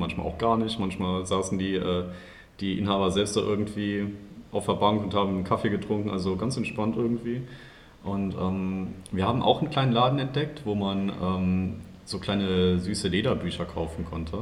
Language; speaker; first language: German; native; German